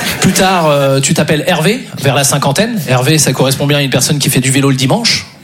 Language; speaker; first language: French; native; French